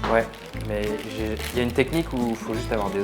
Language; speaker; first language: French; native; French